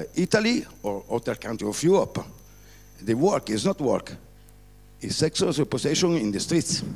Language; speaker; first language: English; non-native, learner; Italian